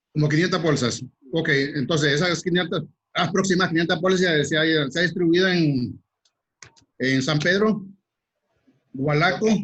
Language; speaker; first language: Spanish; native; Spanish